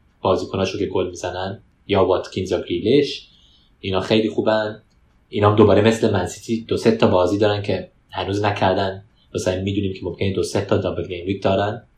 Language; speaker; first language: Persian; early bilingual, heritage; Persian